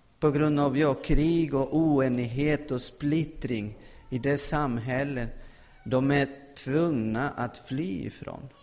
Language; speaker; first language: Swedish; non-native, fluent; Spanish